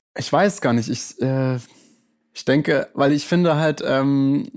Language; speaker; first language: German; native; German